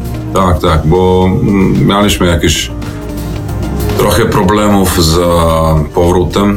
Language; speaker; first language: Polish; non-native, learner; Serbian